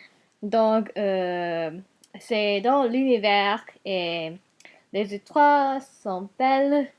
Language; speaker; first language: French; non-native, learner; Japanese